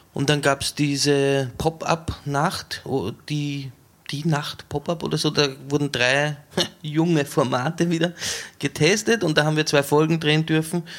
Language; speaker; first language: German; native; German